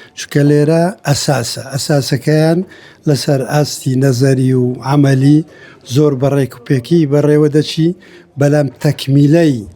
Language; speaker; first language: Central Kurdish; non-native, local second language; Kurdish